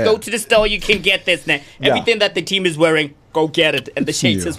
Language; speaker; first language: English; non-native, local second language; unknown